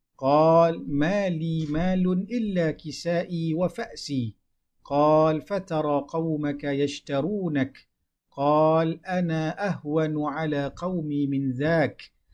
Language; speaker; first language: Arabic; non-native, fluent; Malay